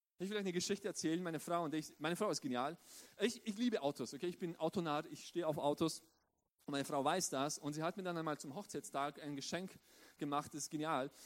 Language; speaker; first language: German; early bilingual, other home language; Romanian